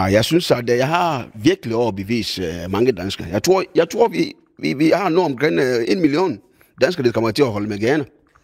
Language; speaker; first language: Danish; non-native, fluent; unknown